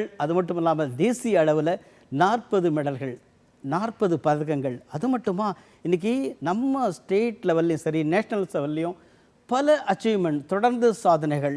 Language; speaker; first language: Tamil; native; Tamil